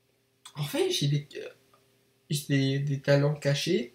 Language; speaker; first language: French; non-native, learner; English